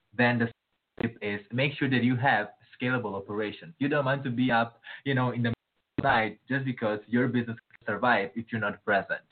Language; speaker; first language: English; non-native, fluent; Portuguese